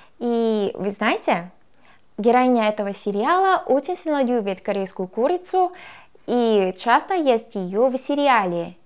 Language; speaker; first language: Russian; non-native, fluent; Korean